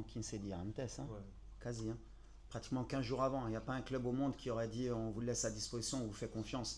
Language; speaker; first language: French; native; French